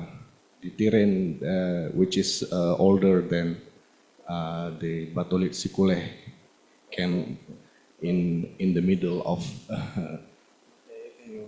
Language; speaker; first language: English; non-native, learner; Indonesian